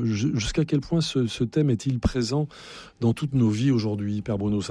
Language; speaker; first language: French; native; French